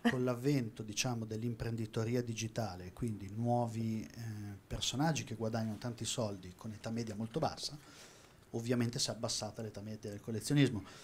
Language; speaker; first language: Italian; native; Italian